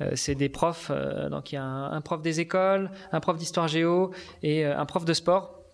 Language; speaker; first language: French; native; French